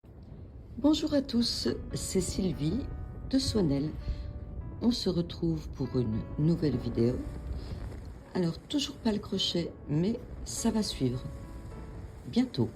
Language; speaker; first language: French; native; French